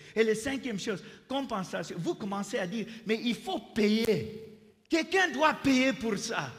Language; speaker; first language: French; non-native, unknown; English